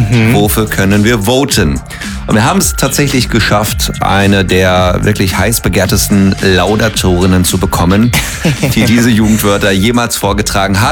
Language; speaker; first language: German; native; German